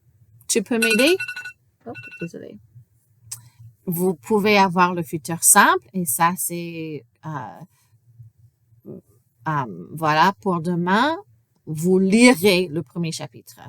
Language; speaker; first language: French; non-native, fluent; English